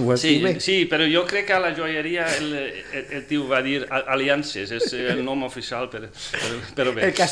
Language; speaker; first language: Catalan; non-native, fluent; Dutch